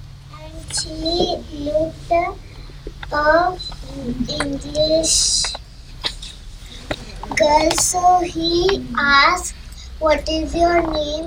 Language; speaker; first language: English; non-native, learner; Hindi